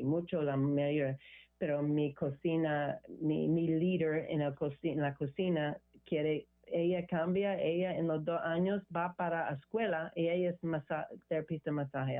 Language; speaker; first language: Spanish; non-native, learner; English